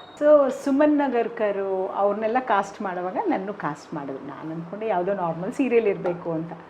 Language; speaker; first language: Kannada; non-native, local second language; Konkani